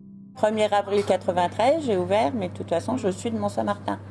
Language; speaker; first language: French; native; French